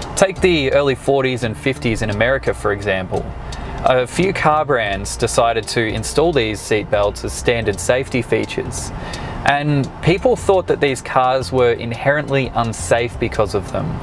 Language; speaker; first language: English; native; English